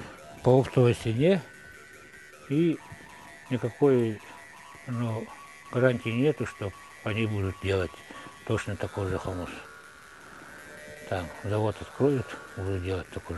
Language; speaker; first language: Russian; non-native, local second language; Yakut